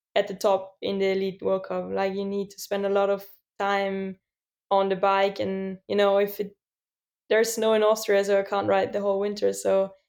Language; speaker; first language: English; non-native, fluent; German